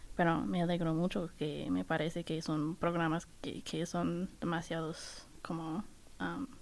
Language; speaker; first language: Spanish; non-native, fluent; English